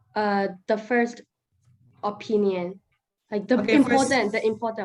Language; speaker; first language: English; non-native, fluent; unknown